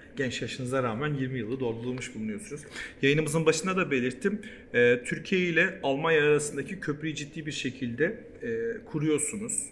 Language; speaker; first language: Turkish; early bilingual, heritage; Turkish